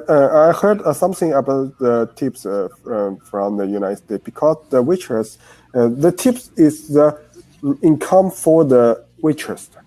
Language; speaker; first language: English; non-native, learner; Chinese